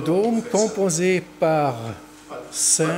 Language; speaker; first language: French; non-native, learner; German